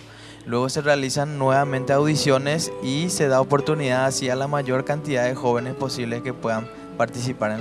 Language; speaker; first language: Spanish; native; Spanish